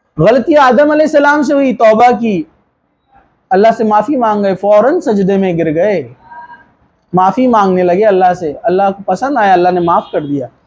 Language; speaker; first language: Urdu; native; Urdu